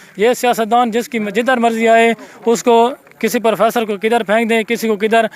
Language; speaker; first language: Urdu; non-native, local second language; Saraiki